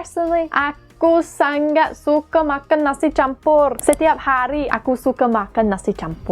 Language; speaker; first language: Indonesian; non-native, learner; English